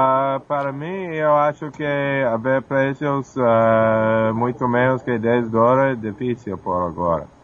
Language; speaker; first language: Portuguese; non-native, fluent; English